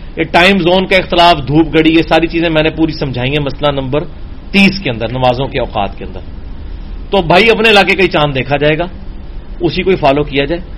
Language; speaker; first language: Urdu; non-native, local second language; Punjabi